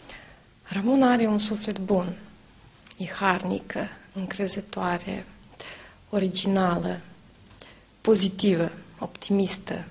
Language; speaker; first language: Romanian; non-native, local second language; Serbian